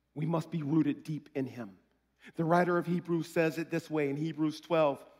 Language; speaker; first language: English; native; English